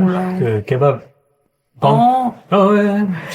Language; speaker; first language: Korean; non-native, fluent; French